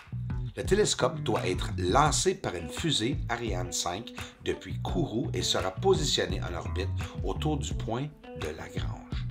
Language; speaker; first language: French; native; French